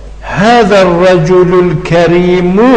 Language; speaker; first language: Arabic; non-native, fluent; Tajik